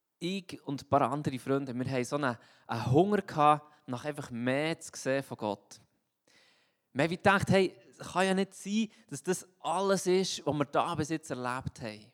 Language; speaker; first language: German; native; German